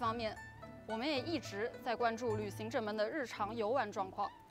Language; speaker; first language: Chinese; native; Chinese